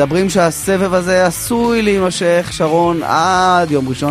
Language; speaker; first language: Hebrew; native; Hebrew